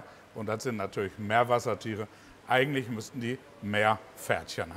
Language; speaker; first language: German; native; German